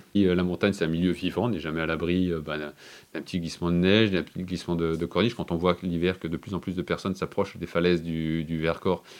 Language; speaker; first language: French; native; French